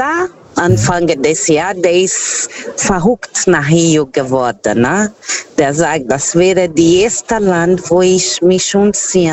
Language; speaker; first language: German; non-native, fluent; Portuguese